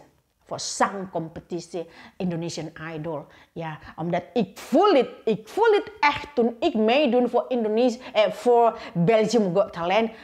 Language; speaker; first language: Dutch; non-native, learner; Indonesian